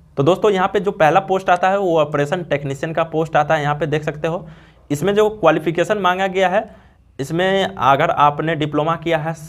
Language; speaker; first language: Hindi; native; Hindi